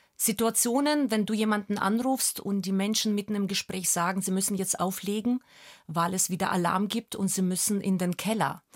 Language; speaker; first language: German; non-native, fluent; Russian